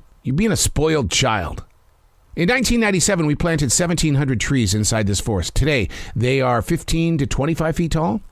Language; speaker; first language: English; native; English